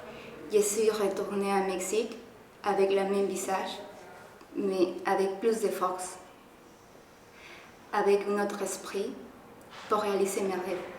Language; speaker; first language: French; non-native, learner; Spanish